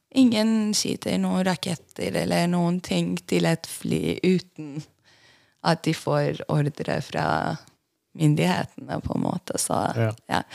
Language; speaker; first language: Norwegian; non-native, fluent; Persian